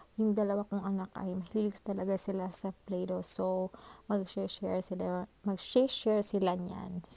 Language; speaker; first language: Filipino; non-native, local second language; Cebuano